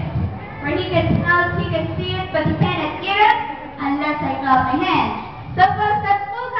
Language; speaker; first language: English; non-native, local second language; Filipino